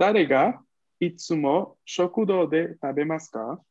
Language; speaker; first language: Japanese; non-native, fluent; Spanish